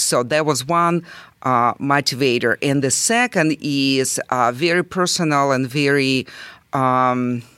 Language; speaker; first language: English; non-native, fluent; Russian